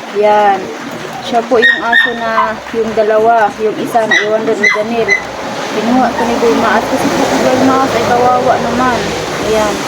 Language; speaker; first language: Filipino; non-native, local second language; Cebuano